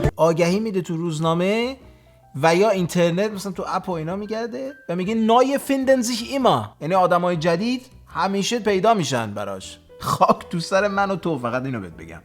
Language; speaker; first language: Persian; early bilingual, heritage; Persian